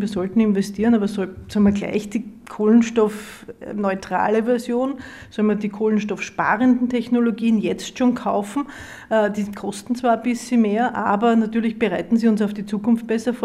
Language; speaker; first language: German; native; German